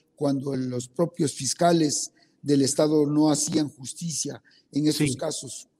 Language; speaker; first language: Spanish; non-native, local second language; Zapotec